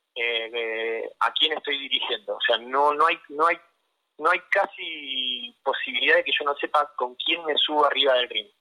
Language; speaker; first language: Spanish; native; Spanish